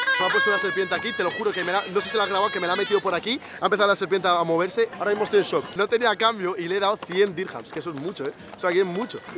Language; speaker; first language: Spanish; early bilingual, other home language; Arabic